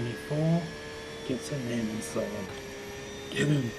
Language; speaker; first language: English; native; English